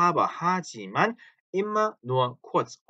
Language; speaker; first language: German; non-native, fluent; Korean